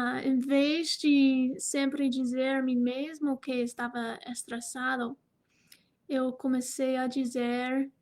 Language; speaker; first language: Portuguese; non-native, fluent; English